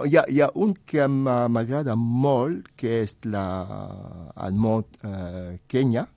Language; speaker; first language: Catalan; non-native, fluent; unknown